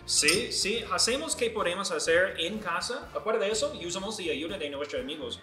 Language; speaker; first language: Spanish; non-native, learner; English